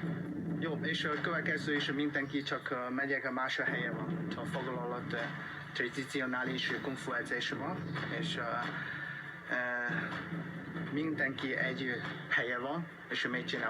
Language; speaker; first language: Hungarian; non-native, learner; Chinese